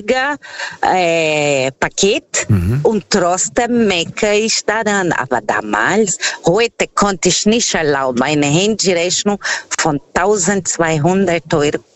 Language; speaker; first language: German; non-native, learner; Portuguese